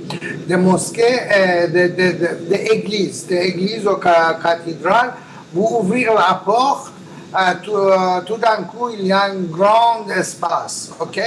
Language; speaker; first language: French; non-native, learner; Persian